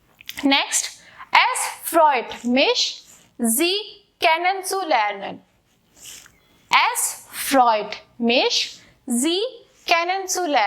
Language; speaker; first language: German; non-native, fluent; Hindi